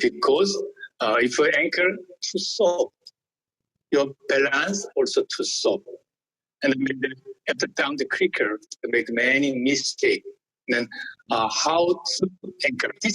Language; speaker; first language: English; non-native, learner; Korean